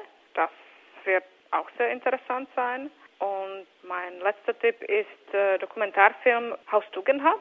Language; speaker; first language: German; non-native, fluent; Czech